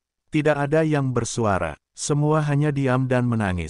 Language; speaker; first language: Indonesian; native; Indonesian